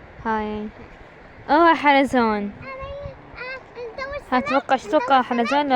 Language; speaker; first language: Arabic; native; Arabic